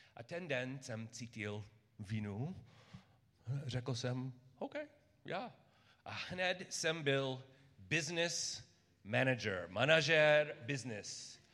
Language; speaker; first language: Czech; non-native, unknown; English